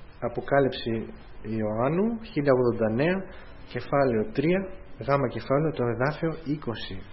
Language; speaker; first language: Greek; early bilingual, heritage; Greek